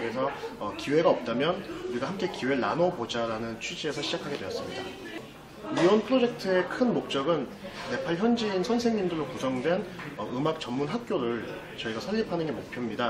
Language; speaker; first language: Korean; native; Korean